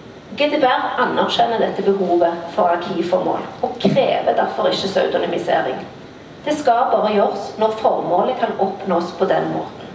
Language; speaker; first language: Norwegian; native; Norwegian